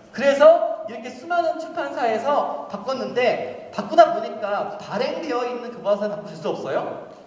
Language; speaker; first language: Korean; native; Korean